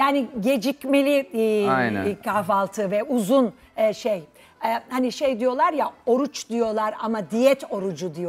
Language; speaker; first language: Turkish; native; Turkish